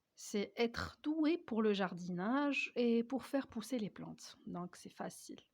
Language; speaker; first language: French; non-native, local second language; Arabic